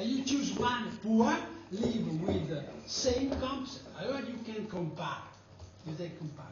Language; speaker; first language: English; non-native, learner; Italian